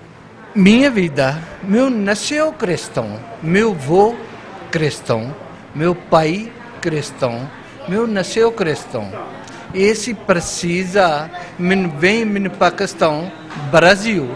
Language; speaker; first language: Portuguese; non-native, learner; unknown